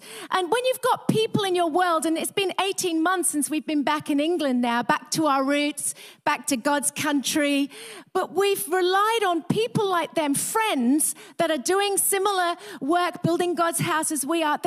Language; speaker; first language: English; native; English